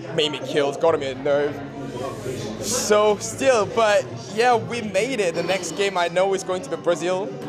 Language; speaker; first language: English; non-native, fluent; Korean